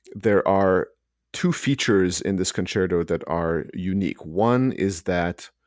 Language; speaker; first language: English; early bilingual, other home language; Hebrew